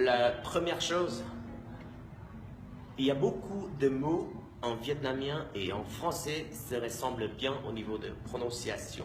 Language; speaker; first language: French; non-native, fluent; Vietnamese